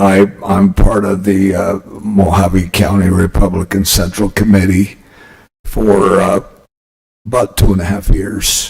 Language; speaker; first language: English; early bilingual, other home language; Spanish